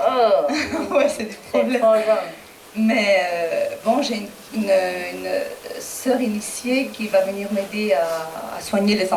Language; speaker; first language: French; non-native, fluent; Spanish